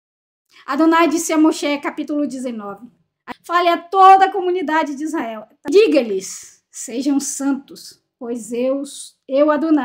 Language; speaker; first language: Portuguese; native; Portuguese